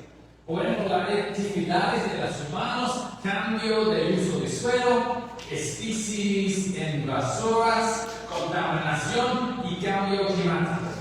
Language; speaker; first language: Spanish; non-native, learner; English